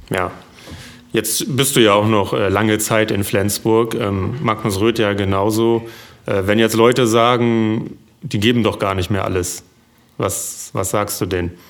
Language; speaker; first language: German; native; German